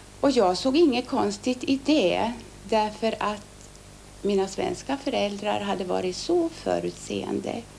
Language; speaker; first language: Swedish; early bilingual, other home language; Finnish